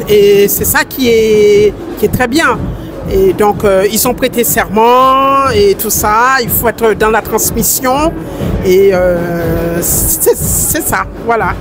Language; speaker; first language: French; native; French